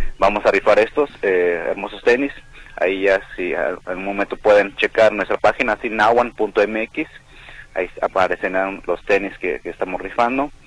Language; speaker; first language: Spanish; non-native, local second language; Nahuatl languages